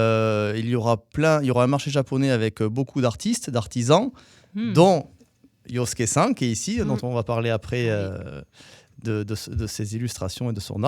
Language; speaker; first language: French; native; French